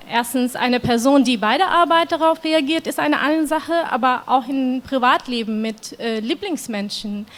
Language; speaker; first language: German; non-native, fluent; Turkish